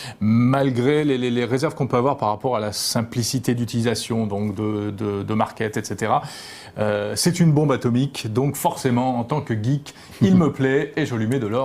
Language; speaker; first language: French; native; French